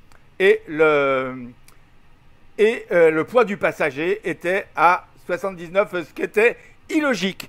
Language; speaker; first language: French; native; French